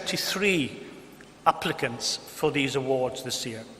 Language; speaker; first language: English; non-native, local second language; Welsh